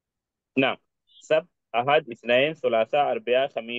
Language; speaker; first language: Arabic; non-native, fluent; Urdu